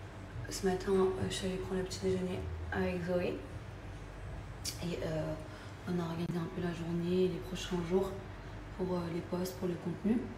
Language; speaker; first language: French; native; French